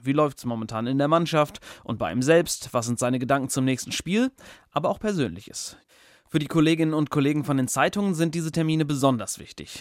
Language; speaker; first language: German; native; German